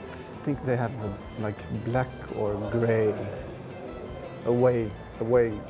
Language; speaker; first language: English; non-native, fluent; Finnish